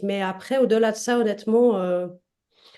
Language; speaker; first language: French; native; French